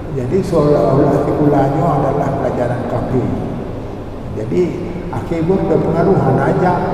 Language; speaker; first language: Malay; non-native, local second language; Achinese